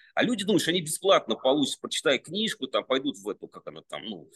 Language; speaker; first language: Russian; native; Russian